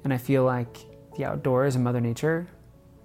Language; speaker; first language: English; native; English